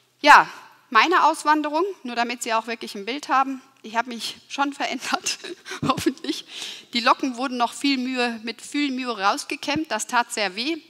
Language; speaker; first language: German; early bilingual, other home language; Turkish